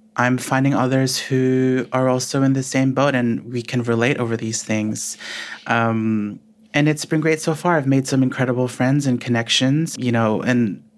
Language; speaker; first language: English; early bilingual, other home language; Filipino